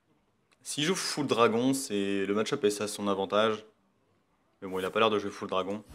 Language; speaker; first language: French; native; French